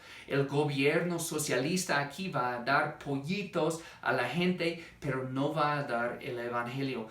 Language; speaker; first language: Spanish; non-native, fluent; English